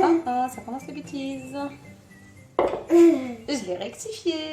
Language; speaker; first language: French; non-native, local second language; Arabic